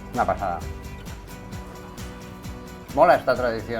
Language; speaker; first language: Spanish; native; Spanish